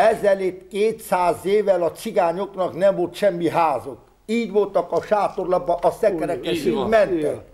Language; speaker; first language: Hungarian; non-native, local second language; Romany